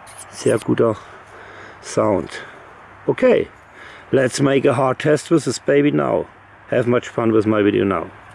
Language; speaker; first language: English; non-native, fluent; German